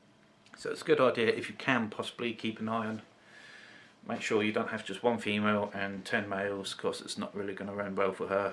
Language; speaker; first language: English; native; English